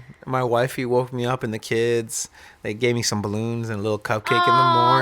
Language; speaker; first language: English; native; English